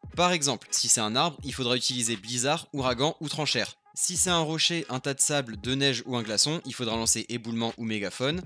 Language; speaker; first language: French; native; French